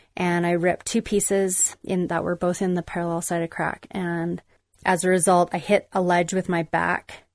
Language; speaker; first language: English; native; English